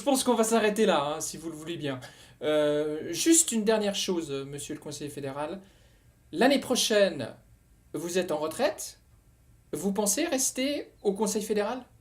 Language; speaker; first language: French; native; French